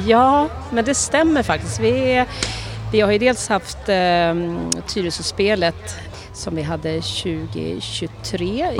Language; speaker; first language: Swedish; native; Swedish